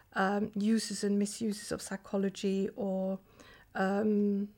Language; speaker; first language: English; non-native, fluent; German